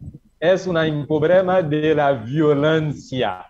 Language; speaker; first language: Spanish; non-native, learner; Haitian Creole